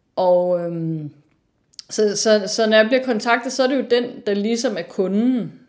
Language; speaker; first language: Danish; native; Danish